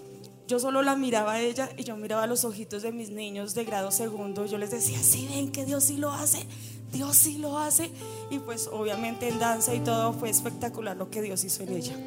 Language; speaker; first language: Spanish; native; Spanish